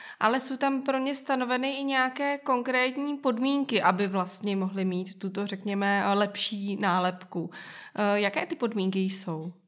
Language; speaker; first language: Czech; native; Czech